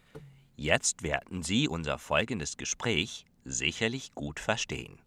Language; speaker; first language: German; non-native, fluent; Dutch